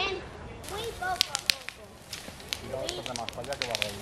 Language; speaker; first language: Spanish; native; Spanish